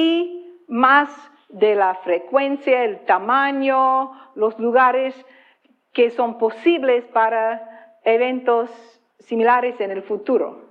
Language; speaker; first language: Spanish; non-native, fluent; English